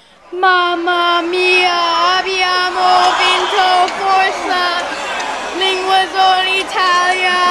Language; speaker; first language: Italian; non-native, learner; English